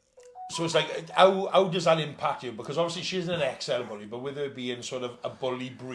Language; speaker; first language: English; native; English